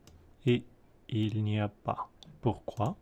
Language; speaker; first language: French; non-native, learner; Russian